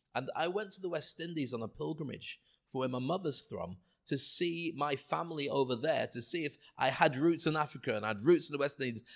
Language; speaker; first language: English; native; English